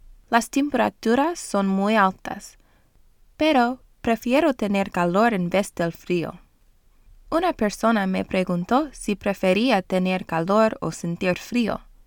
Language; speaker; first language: Spanish; non-native, learner; English